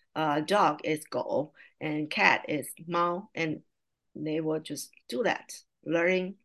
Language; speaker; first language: English; non-native, fluent; Chinese